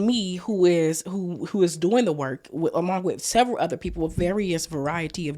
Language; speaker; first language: English; native; English